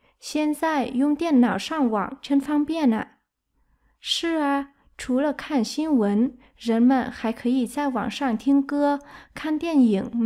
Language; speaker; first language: Chinese; non-native, fluent; Vietnamese